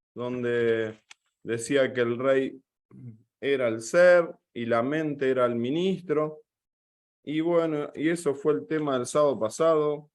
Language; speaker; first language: Spanish; native; Spanish